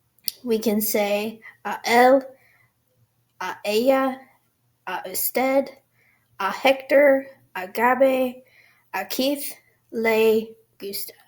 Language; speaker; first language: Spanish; non-native, learner; English